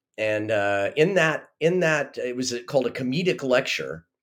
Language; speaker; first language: English; native; English